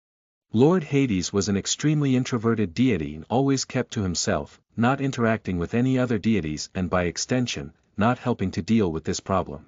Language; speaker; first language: English; native; English